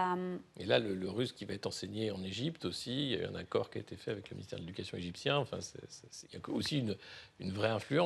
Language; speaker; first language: French; native; French